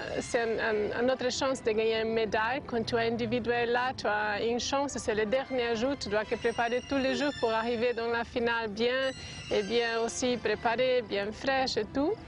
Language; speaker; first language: French; non-native, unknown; Portuguese